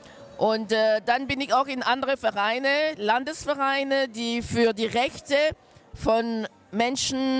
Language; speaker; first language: German; non-native, fluent; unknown